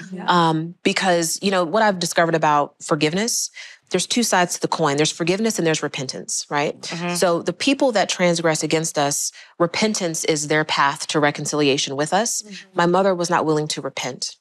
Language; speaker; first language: English; native; English